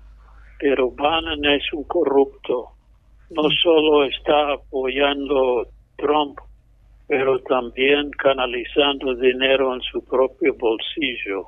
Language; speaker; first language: Spanish; non-native, fluent; English